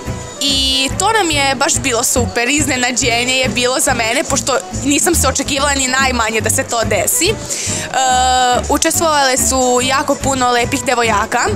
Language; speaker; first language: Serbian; early bilingual, heritage; Serbian